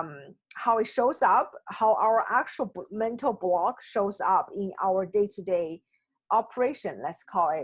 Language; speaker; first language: English; non-native, fluent; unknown